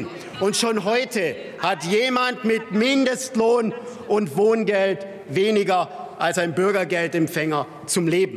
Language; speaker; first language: German; native; German